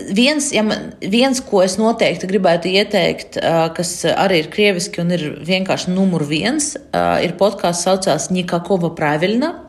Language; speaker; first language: Latvian; non-native, local second language; Russian